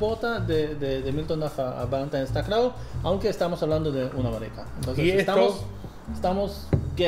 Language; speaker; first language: Spanish; non-native, fluent; English